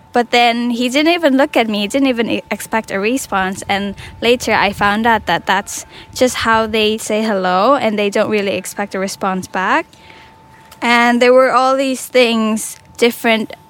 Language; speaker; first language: English; non-native, fluent; Indonesian